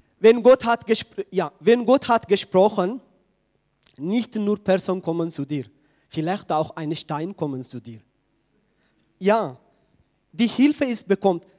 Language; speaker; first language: German; non-native, learner; Tigrinya